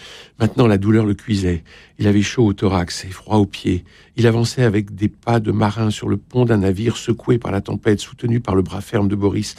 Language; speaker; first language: French; native; French